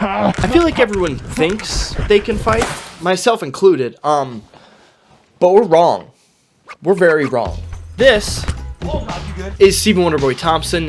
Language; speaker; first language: English; native; English